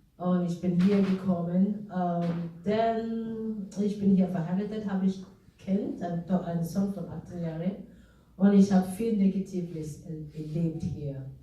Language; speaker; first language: German; non-native, fluent; Igbo